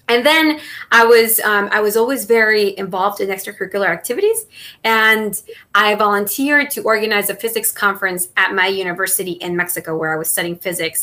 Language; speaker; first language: English; non-native, fluent; Spanish